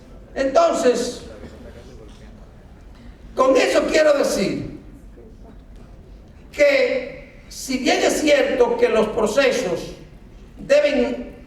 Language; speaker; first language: Spanish; native; Spanish